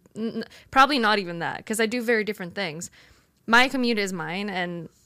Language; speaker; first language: English; non-native, fluent; Swedish